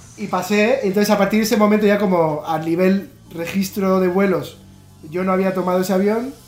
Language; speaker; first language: Spanish; native; Spanish